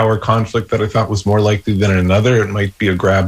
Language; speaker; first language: English; native; English